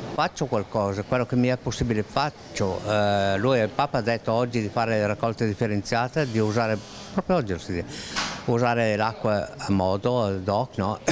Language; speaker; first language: Italian; native; Italian